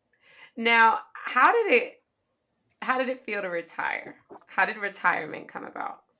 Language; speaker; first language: English; early bilingual, other home language; Spanish